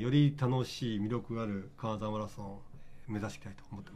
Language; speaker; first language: Japanese; native; Japanese